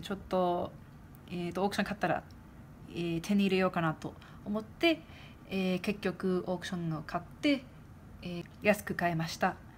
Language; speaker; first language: Japanese; non-native, fluent; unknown